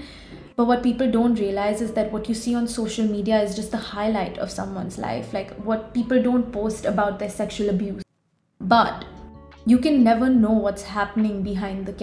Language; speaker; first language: English; non-native, local second language; Hindi